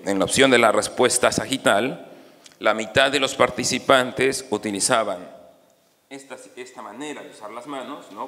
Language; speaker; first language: Spanish; native; Spanish